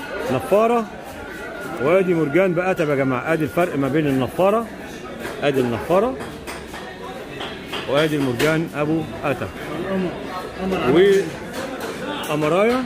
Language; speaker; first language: Arabic; native; Arabic